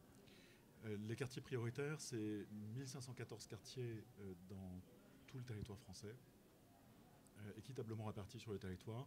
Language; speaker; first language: French; native; French